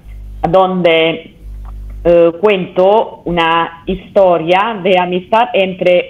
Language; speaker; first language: Spanish; non-native, learner; Italian